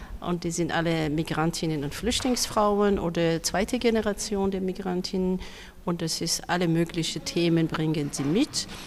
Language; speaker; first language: German; non-native, fluent; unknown